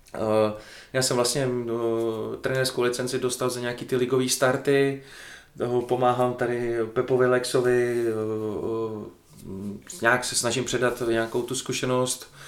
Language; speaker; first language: Czech; native; Czech